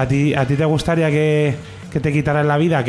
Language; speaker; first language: Spanish; native; Spanish